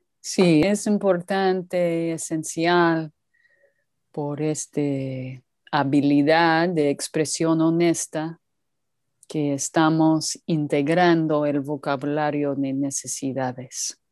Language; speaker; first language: Spanish; non-native, learner; English